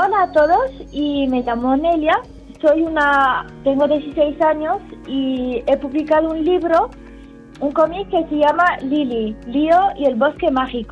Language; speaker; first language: Spanish; early bilingual, heritage; Spanish